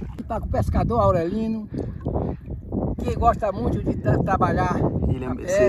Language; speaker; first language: Portuguese; native; Portuguese